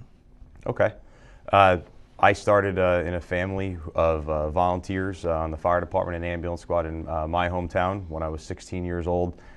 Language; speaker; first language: English; native; English